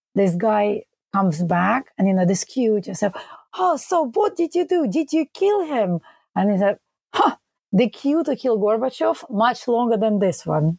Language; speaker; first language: English; non-native, fluent; Russian